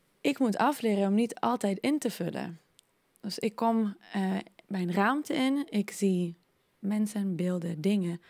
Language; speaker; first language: Dutch; non-native, fluent; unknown